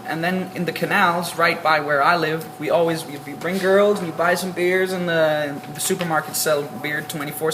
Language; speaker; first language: English; non-native, fluent; Danish